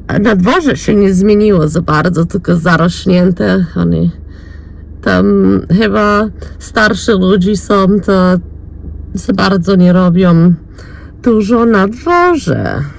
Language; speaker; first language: Polish; early bilingual, heritage; Polish